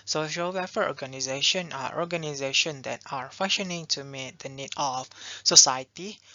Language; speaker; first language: English; non-native, local second language; Malay